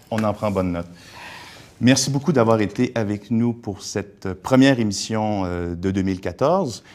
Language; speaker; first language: French; native; French